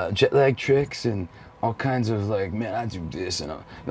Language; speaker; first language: English; native; English